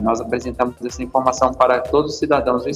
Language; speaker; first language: Portuguese; native; Portuguese